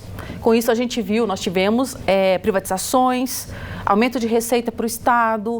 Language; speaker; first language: Portuguese; native; Portuguese